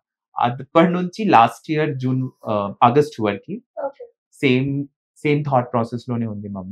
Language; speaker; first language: Telugu; non-native, fluent; Bangla